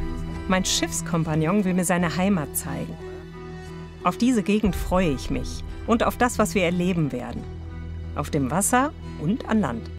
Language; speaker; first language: German; native; German